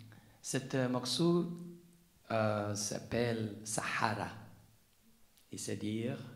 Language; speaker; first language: French; non-native, learner; Arabic